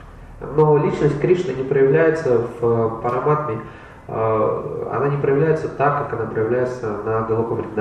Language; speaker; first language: Russian; native; Russian